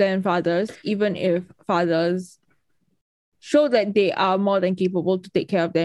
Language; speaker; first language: English; native; English